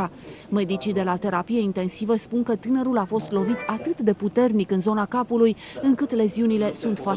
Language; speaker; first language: Romanian; native; Romanian